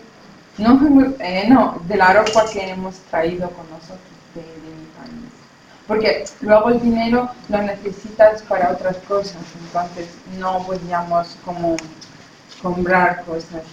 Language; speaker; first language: Spanish; non-native, learner; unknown